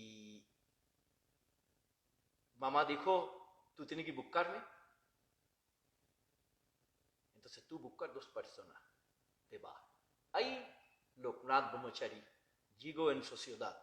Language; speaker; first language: Spanish; non-native, learner; Bangla